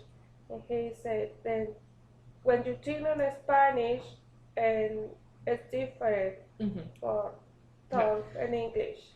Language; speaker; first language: English; non-native, learner; Spanish